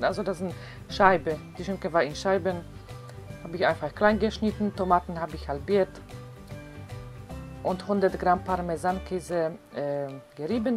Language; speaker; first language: German; non-native, fluent; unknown